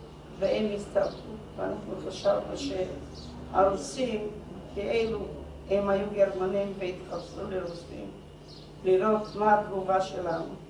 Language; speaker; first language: Hebrew; non-native, fluent; Hungarian